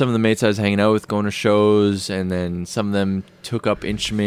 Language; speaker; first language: English; native; English